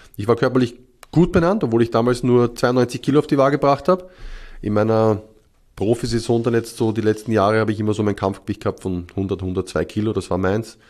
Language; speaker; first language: German; native; German